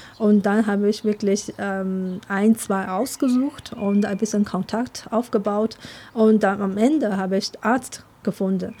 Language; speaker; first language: German; non-native, fluent; Chinese